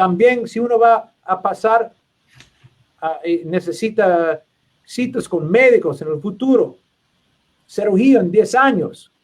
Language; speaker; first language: Spanish; non-native, learner; English